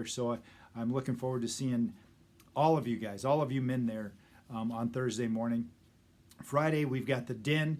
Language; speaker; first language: English; native; English